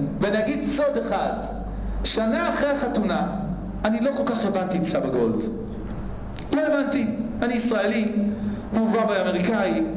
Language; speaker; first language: Hebrew; native; Hebrew